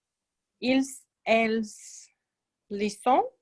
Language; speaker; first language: French; non-native, learner; English